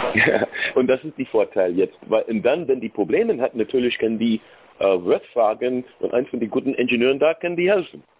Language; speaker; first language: German; non-native, learner; English